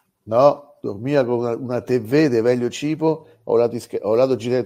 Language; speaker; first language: Portuguese; non-native, learner; Italian